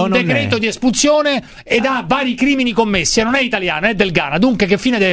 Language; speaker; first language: Italian; native; Italian